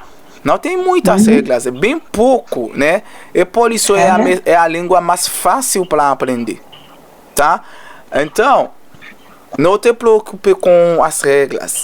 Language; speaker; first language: Portuguese; non-native, learner; Haitian Creole